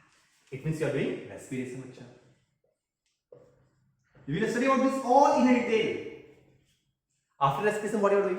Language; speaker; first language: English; non-native, local second language; Hindi